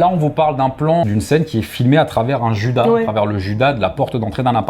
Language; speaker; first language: French; native; French